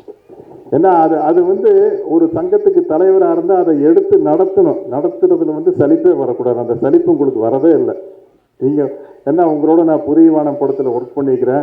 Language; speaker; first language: Tamil; native; Tamil